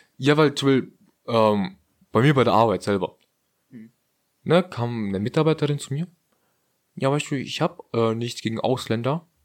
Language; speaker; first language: German; early bilingual, other home language; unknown